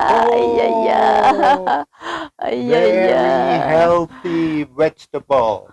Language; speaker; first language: English; non-native, fluent; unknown